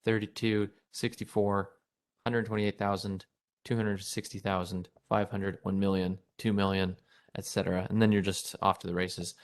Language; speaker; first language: English; native; English